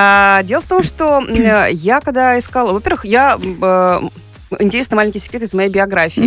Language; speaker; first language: Russian; native; Russian